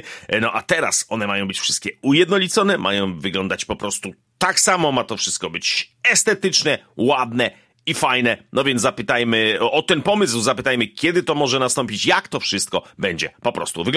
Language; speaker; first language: Polish; native; Polish